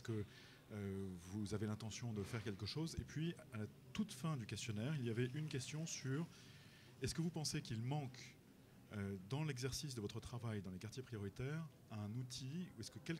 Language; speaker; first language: French; native; French